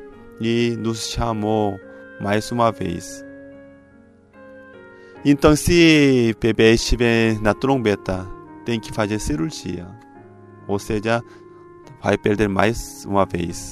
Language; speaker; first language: Portuguese; non-native, fluent; Korean